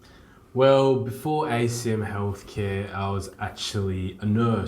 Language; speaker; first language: English; native; English